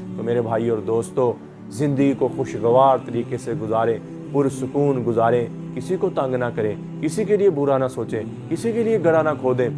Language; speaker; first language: Urdu; non-native, local second language; Punjabi